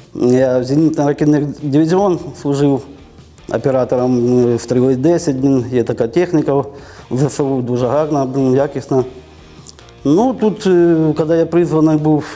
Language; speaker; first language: Ukrainian; non-native, local second language; Russian